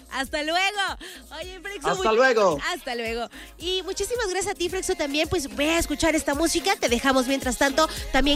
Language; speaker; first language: Spanish; native; Spanish